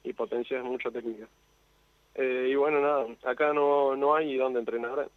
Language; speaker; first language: Spanish; native; Spanish